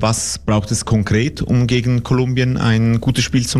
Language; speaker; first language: German; native; German